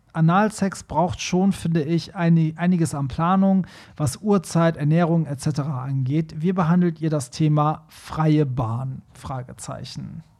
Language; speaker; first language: German; early bilingual, other home language; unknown